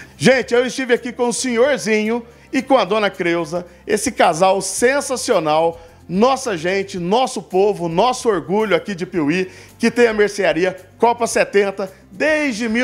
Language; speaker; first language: Portuguese; native; Portuguese